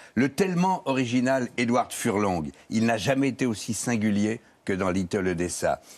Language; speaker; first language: French; native; French